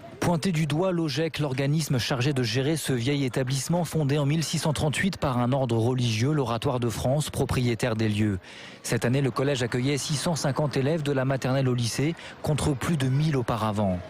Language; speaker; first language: French; native; French